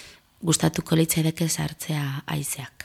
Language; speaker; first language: Basque; non-native, local second language; Spanish